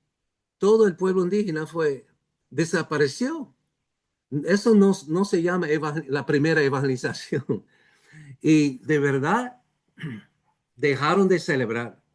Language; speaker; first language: Spanish; non-native, fluent; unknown